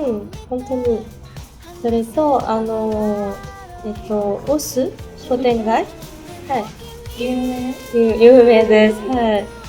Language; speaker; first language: Japanese; non-native, learner; French